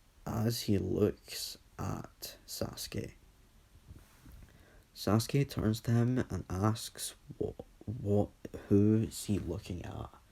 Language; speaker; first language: English; native; English